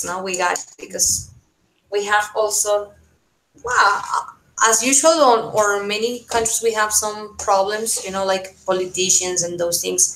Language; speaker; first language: English; non-native, fluent; Spanish